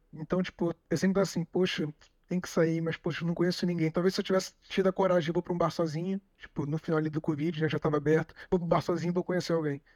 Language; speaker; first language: Portuguese; native; Portuguese